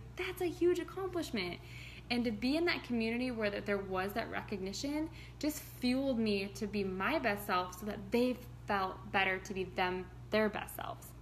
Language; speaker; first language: English; native; English